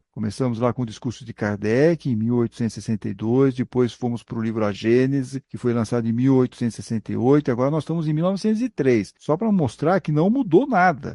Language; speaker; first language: Portuguese; native; Portuguese